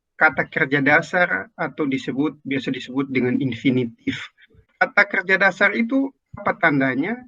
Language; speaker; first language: Indonesian; native; Indonesian